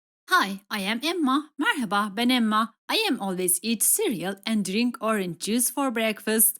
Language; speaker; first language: English; non-native, fluent; Turkish